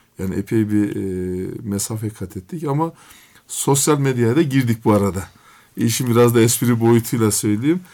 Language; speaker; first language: Turkish; native; Turkish